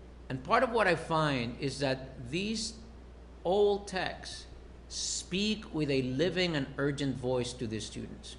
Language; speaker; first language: English; early bilingual, other home language; Spanish